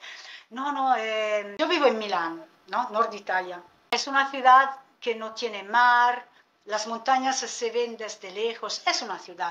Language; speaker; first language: Spanish; non-native, fluent; Italian